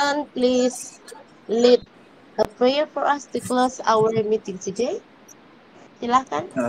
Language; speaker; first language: English; non-native, learner; Indonesian